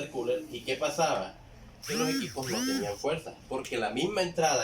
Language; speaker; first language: Spanish; native; Spanish